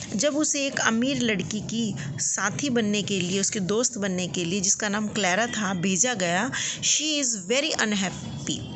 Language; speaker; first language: Hindi; native; Hindi